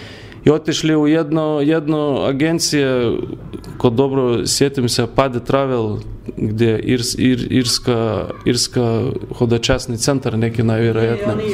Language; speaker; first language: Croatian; non-native, learner; Lithuanian